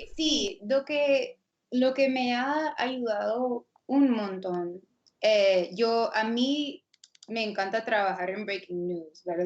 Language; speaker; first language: Spanish; non-native, fluent; English